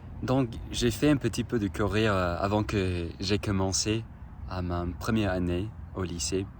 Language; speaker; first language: French; non-native, fluent; English